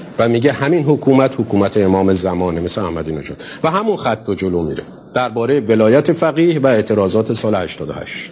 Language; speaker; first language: Persian; native; Persian